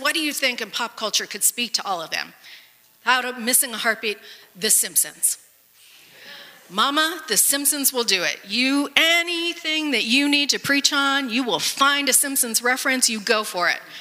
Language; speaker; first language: English; early bilingual, other home language; Spanish